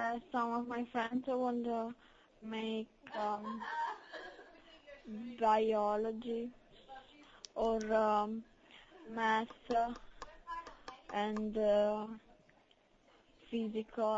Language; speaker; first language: English; non-native, learner; Italian